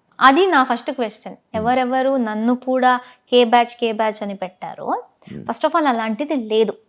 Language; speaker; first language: Telugu; non-native, local second language; Tamil